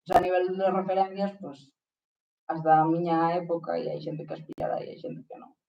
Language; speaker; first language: Galician; non-native, local second language; Spanish